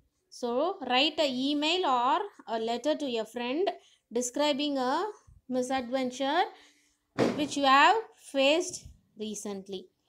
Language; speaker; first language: English; non-native, local second language; Tamil